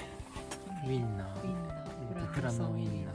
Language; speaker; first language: Japanese; native; Japanese